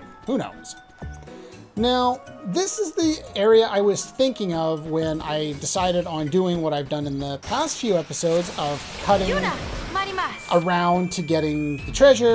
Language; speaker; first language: English; native; English